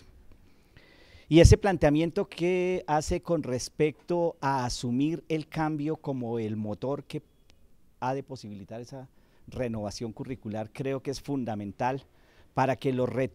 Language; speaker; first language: Spanish; native; Spanish